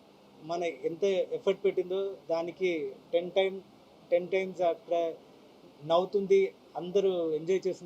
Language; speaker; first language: Telugu; non-native, fluent; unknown